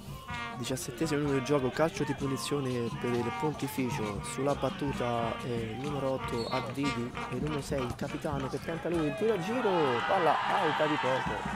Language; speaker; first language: Italian; native; Italian